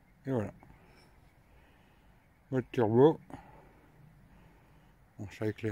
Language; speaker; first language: French; native; French